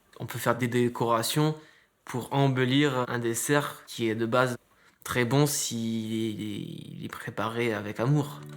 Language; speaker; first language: French; native; French